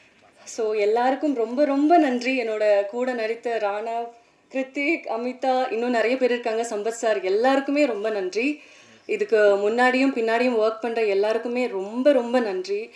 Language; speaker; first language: Tamil; non-native, fluent; Malayalam